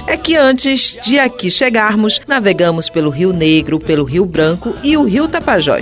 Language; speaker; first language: Portuguese; native; Portuguese